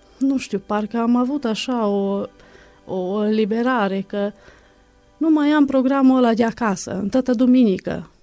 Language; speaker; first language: Romanian; non-native, local second language; Hungarian